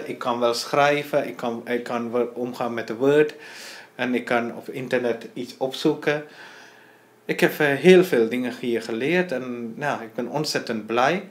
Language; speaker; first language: Dutch; non-native, learner; Tamil